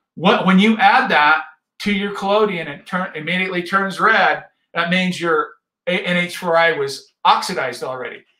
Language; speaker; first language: English; native; English